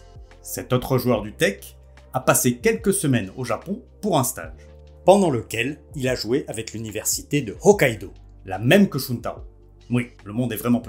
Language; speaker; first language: French; native; French